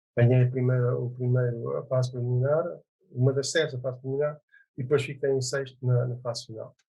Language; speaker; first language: Portuguese; native; Portuguese